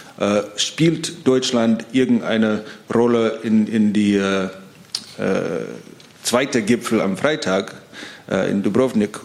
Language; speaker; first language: German; non-native, learner; English